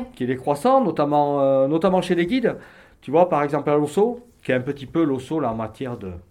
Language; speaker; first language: French; native; French